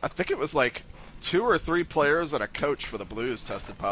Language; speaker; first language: English; native; English